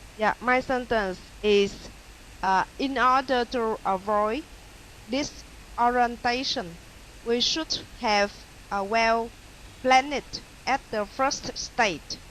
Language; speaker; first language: English; non-native, learner; Vietnamese